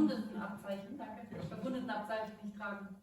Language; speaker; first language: German; native; German